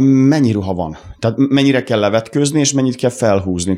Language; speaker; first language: Hungarian; native; Hungarian